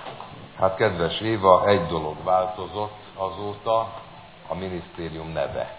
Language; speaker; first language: Hungarian; native; Hungarian